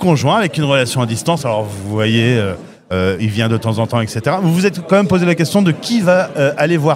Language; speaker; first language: French; native; French